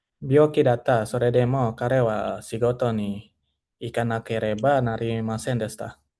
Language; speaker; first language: Japanese; non-native, learner; Indonesian